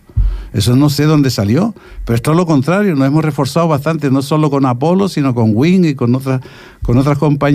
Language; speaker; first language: Spanish; native; Spanish